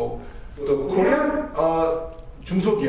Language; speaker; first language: English; non-native, learner; Korean